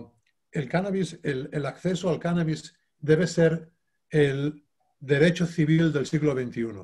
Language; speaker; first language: Spanish; native; Spanish